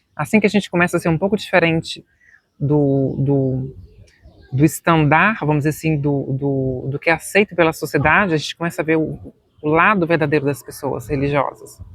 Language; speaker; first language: Portuguese; native; Portuguese